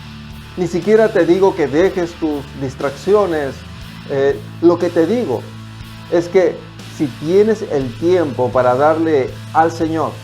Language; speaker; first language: Spanish; native; Spanish